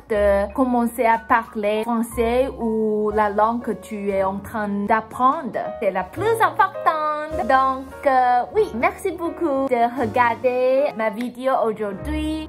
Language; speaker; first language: French; non-native, learner; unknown